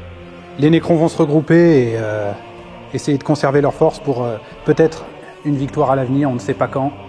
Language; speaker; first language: French; native; French